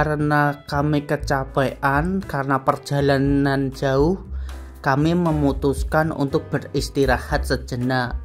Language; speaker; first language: Indonesian; native; Indonesian